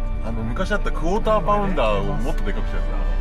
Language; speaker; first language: Japanese; native; Japanese